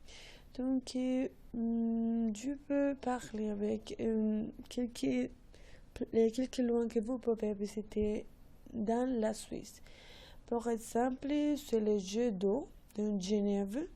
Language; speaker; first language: French; non-native, learner; Spanish